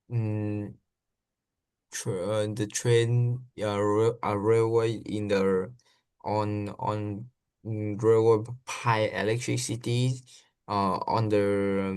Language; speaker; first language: English; non-native, learner; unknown